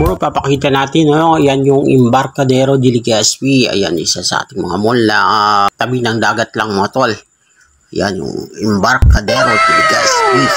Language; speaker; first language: Filipino; non-native, local second language; Bikol